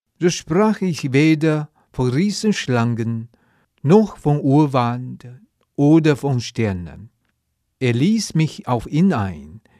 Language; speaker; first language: German; non-native, fluent; Chinese